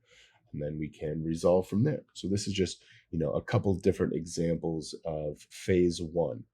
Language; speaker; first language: English; native; English